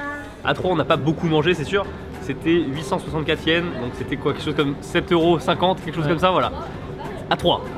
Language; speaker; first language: French; native; French